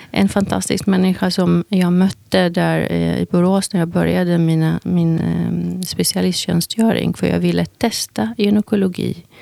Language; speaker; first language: Swedish; early bilingual, other home language; Turkish